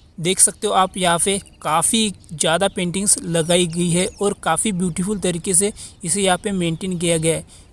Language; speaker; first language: Hindi; non-native, local second language; Marathi